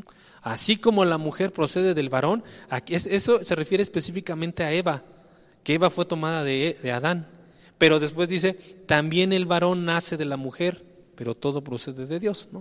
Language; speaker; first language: Spanish; native; Spanish